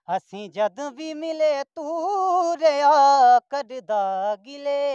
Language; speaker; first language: Hindi; native; Hindi